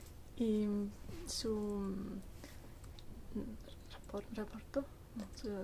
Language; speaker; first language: Spanish; non-native, learner; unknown